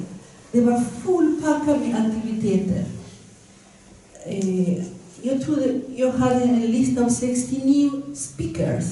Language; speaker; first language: Swedish; non-native, fluent; Spanish